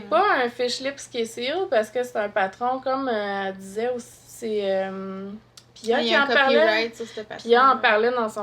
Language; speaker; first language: French; native; French